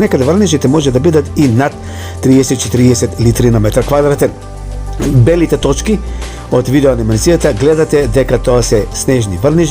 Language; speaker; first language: Macedonian; native; Macedonian